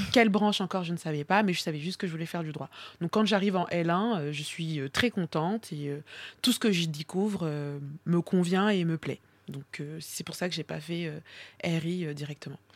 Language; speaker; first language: French; early bilingual, other home language; Swahili